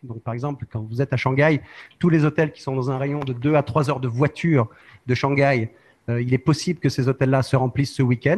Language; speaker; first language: French; native; French